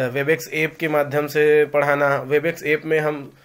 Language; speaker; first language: Hindi; native; Hindi